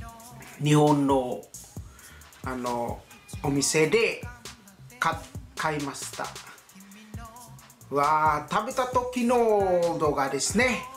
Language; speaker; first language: Japanese; non-native, learner; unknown